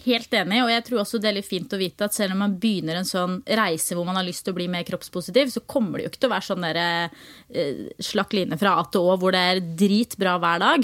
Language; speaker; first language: Norwegian; native; Norwegian